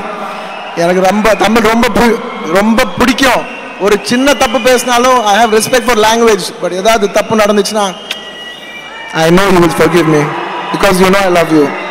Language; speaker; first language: Tamil; non-native, local second language; Telugu